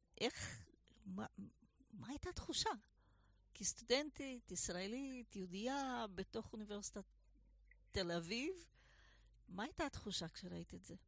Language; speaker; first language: Hebrew; non-native, fluent; Portuguese